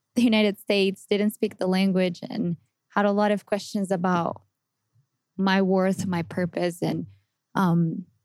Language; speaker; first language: English; non-native, fluent; Spanish